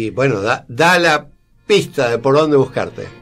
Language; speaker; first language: Spanish; native; Spanish